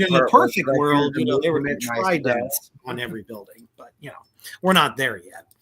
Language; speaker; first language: English; native; English